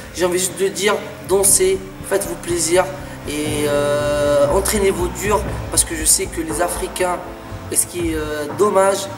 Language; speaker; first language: French; non-native, local second language; Arabic